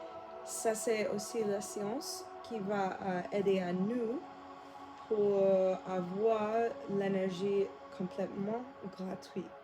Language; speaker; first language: French; non-native, learner; English